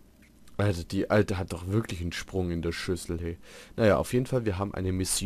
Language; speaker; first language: German; native; German